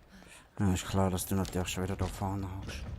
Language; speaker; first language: German; native; German